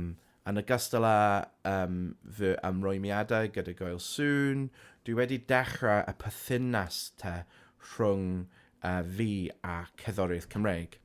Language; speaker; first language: Welsh; non-native, local second language; English